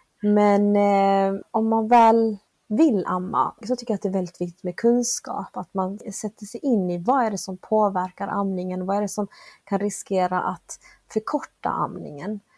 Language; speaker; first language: Swedish; early bilingual, other home language; Spanish